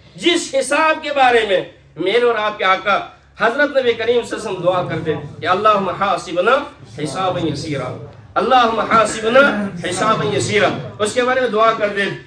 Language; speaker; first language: Urdu; non-native, local second language; Kashmiri